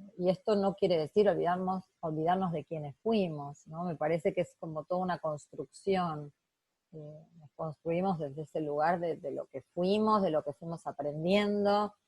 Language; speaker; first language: Spanish; native; Spanish